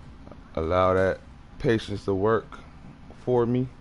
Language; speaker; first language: English; native; English